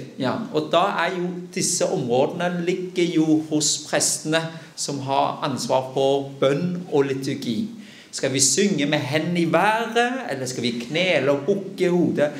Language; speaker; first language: Norwegian; non-native, fluent; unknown